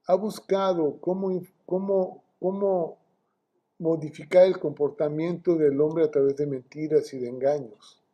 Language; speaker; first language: Spanish; native; Spanish